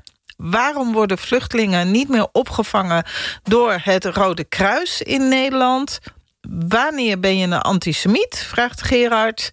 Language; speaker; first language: Dutch; native; Dutch